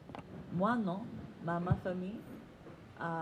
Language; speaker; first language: French; non-native, learner; Italian